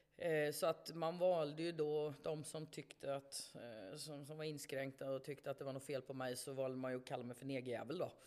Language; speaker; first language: Swedish; native; Swedish